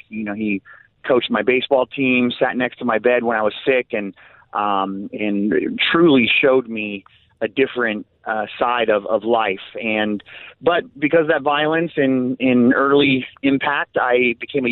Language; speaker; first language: English; native; English